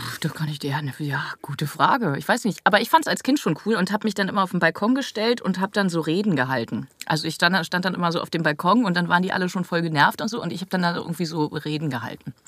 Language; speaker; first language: German; native; German